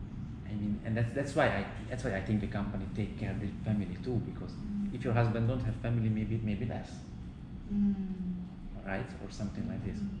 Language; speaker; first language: English; non-native, learner; Hungarian